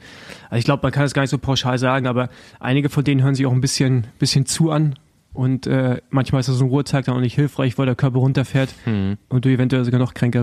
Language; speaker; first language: German; native; German